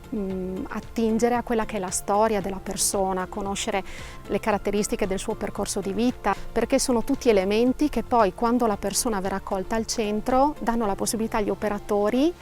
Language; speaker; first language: Italian; native; Italian